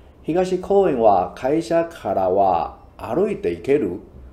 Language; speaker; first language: Japanese; non-native, fluent; Chinese